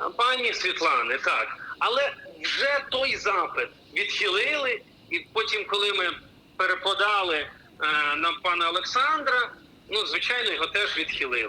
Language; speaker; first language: Ukrainian; native; Ukrainian